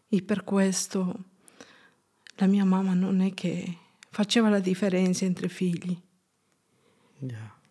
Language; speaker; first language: Italian; non-native, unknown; Spanish